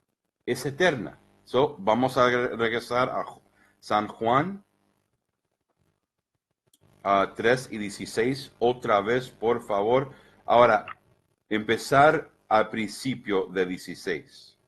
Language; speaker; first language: Spanish; early bilingual, heritage; Spanish